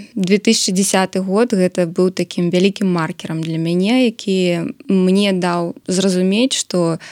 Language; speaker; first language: Belarusian; non-native, local second language; Russian